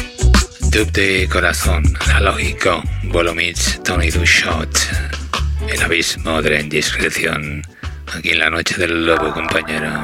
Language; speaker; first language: Spanish; native; Spanish